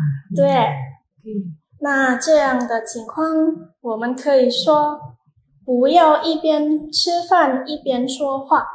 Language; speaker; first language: Chinese; non-native, fluent; Indonesian